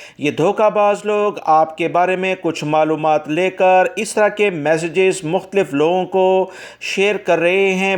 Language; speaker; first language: Urdu; native; Urdu